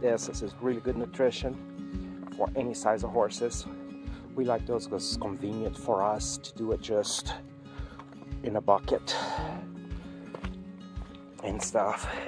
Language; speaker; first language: English; non-native, fluent; Portuguese